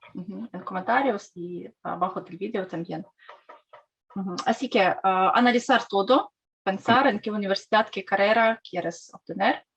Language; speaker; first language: Spanish; non-native, learner; Russian